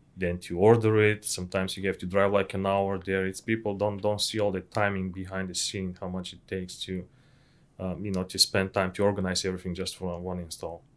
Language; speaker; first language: English; non-native, fluent; Bulgarian